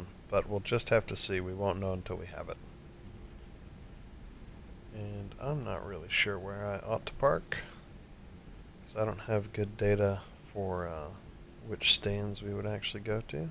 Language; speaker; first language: English; native; English